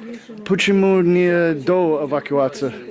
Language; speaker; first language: Russian; non-native, learner; English